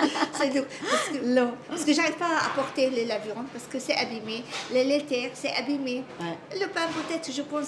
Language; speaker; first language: French; non-native, learner; Arabic